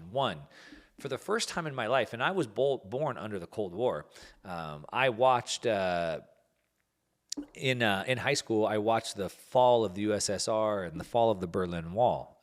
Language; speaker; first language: English; native; English